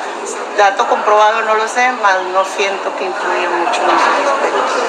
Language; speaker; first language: Spanish; native; Spanish